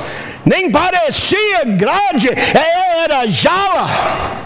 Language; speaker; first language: Portuguese; non-native, fluent; English